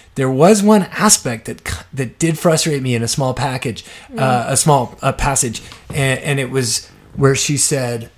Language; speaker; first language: English; native; English